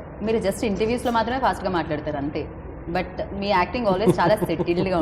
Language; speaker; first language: Telugu; native; Telugu